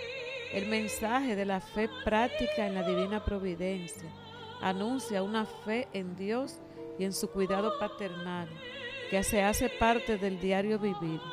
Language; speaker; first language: Spanish; native; Spanish